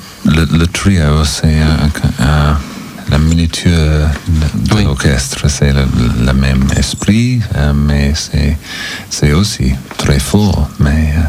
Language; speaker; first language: French; non-native, learner; English